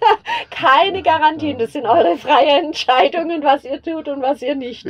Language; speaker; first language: German; native; German